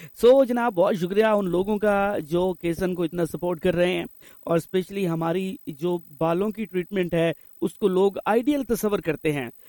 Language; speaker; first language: Urdu; non-native, local second language; Pashto